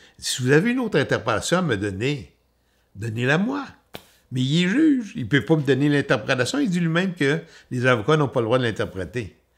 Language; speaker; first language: French; native; French